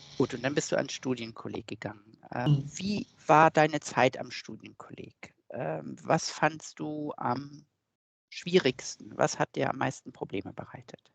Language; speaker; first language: German; native; German